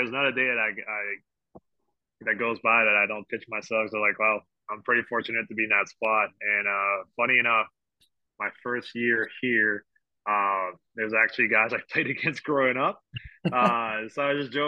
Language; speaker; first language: English; non-native, fluent; French